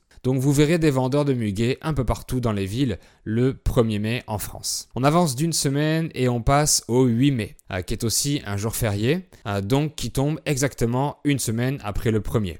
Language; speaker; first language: French; native; French